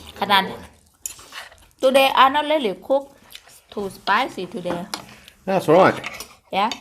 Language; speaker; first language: English; non-native, learner; Thai